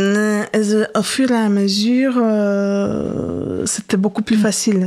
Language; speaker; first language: French; non-native, fluent; Polish